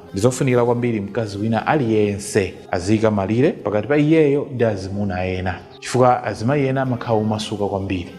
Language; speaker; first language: Nyanja; native; Nyanja